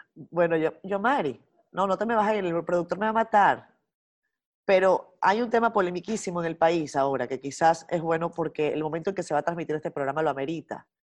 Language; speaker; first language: Spanish; native; Spanish